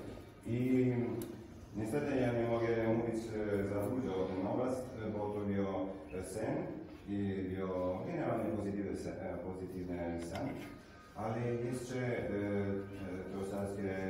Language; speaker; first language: Polish; non-native, learner; Italian